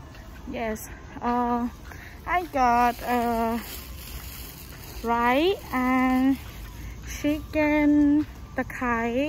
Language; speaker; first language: English; non-native, learner; Thai